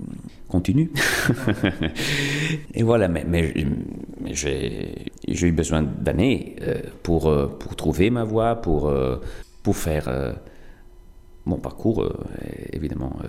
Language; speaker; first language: French; non-native, fluent; Italian